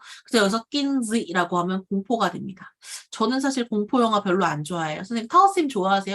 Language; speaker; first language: Korean; native; Korean